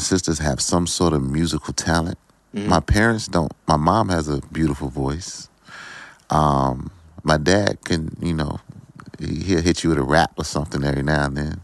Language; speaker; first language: English; native; English